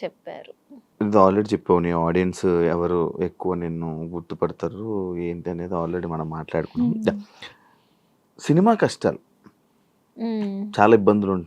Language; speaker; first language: Telugu; native; Telugu